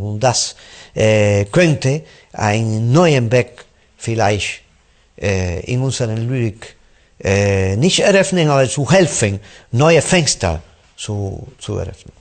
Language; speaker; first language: German; non-native, fluent; Spanish